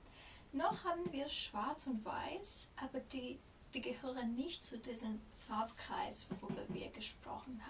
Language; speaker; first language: German; non-native, fluent; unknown